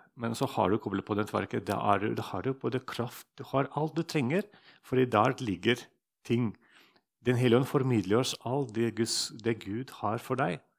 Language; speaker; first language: Norwegian; non-native, fluent; Russian